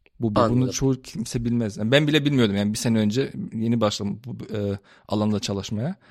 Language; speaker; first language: Turkish; early bilingual, heritage; Turkish